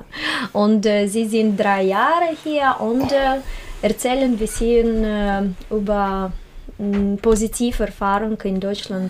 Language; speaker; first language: German; non-native, learner; Russian